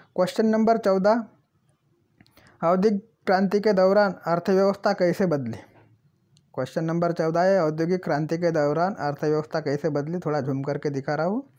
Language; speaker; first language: Hindi; non-native, local second language; Marathi